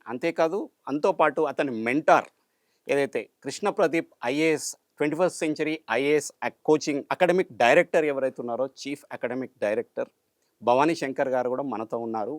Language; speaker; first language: Telugu; native; Telugu